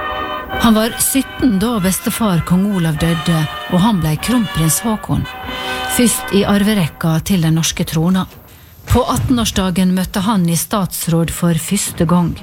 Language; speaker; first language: Norwegian; native; Norwegian